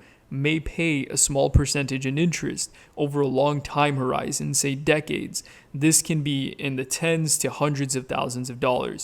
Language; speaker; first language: English; native; English